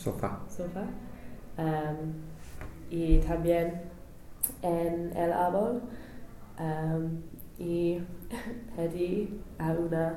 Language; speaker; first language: Spanish; non-native, learner; English